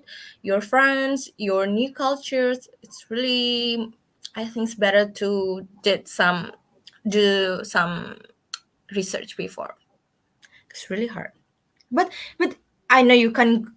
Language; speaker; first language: English; non-native, learner; Indonesian